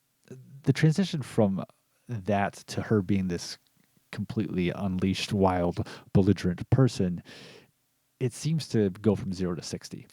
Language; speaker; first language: English; native; English